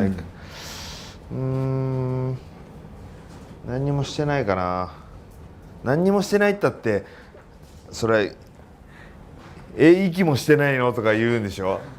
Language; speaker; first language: Japanese; native; Japanese